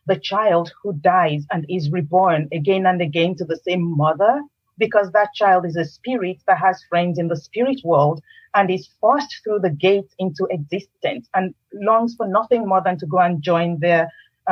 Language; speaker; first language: English; non-native, local second language; Yoruba